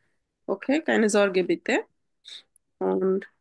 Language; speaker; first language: German; non-native, learner; Bangla